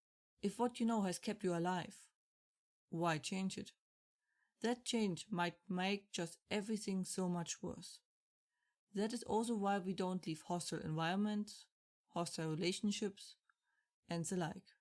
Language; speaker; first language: English; non-native, fluent; German